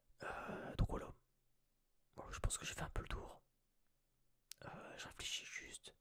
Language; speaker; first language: French; native; French